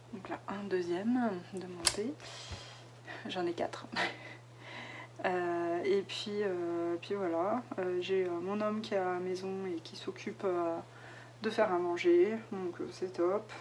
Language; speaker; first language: French; native; French